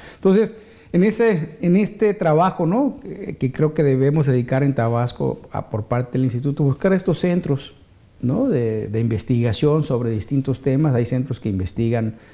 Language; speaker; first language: Spanish; native; Spanish